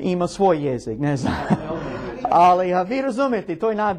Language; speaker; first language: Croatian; non-native, learner; English